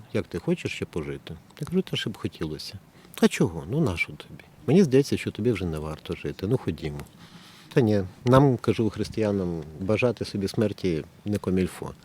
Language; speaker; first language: Ukrainian; native; Ukrainian